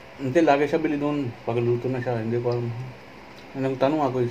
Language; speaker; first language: Filipino; non-native, learner; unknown